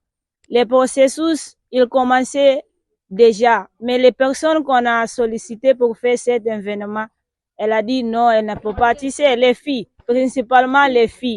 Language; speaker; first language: French; non-native, learner; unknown